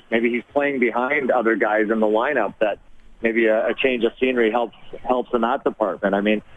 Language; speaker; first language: English; native; English